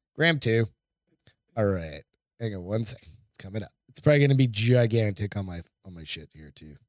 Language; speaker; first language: English; native; English